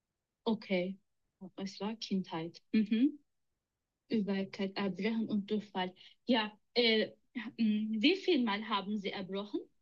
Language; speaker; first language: German; non-native, learner; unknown